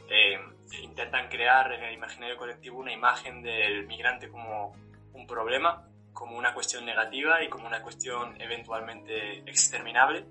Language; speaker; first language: Spanish; native; Spanish